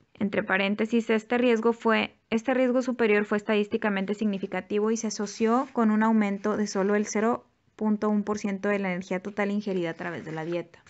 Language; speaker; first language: Spanish; native; Spanish